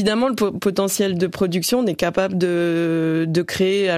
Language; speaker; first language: French; native; French